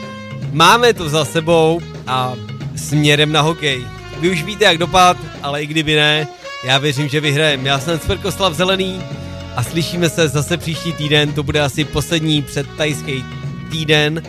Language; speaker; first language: Czech; native; Czech